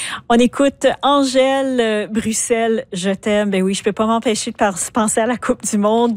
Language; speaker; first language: French; native; French